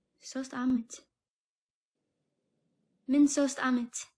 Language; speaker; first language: Amharic; non-native, learner; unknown